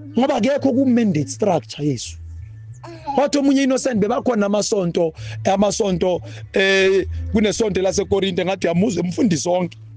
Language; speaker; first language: Zulu; native; Zulu